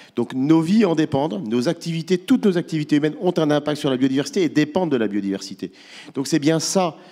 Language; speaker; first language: French; native; French